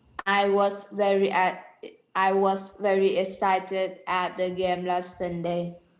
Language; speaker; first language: English; non-native, learner; Vietnamese